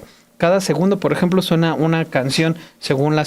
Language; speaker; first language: Spanish; native; Spanish